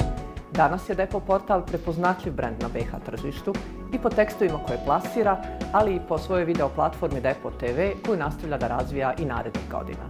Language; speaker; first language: Bosnian; native; Bosnian